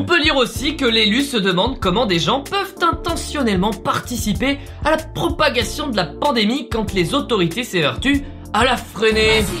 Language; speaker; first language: French; native; French